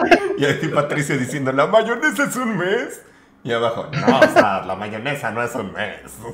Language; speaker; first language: Spanish; native; Spanish